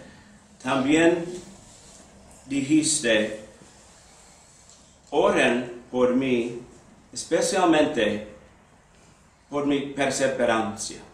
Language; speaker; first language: Spanish; non-native, fluent; English